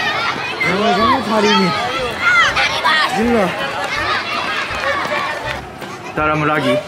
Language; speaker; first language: Indonesian; non-native, learner; Japanese